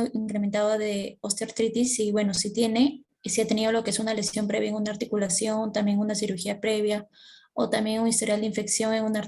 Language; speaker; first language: Spanish; native; Spanish